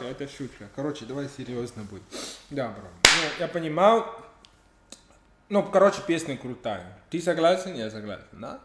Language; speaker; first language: Russian; non-native, learner; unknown